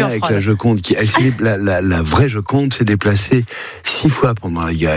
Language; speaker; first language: French; native; French